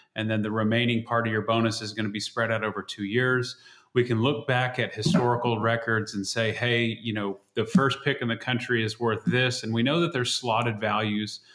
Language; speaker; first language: English; native; English